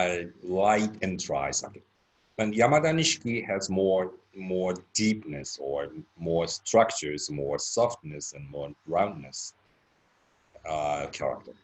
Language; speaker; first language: English; non-native, fluent; Japanese